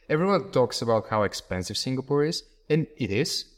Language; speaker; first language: English; non-native, fluent; Bulgarian